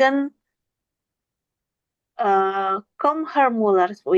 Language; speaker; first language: German; non-native, learner; Indonesian